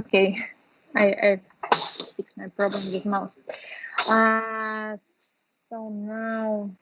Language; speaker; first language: English; non-native, fluent; Russian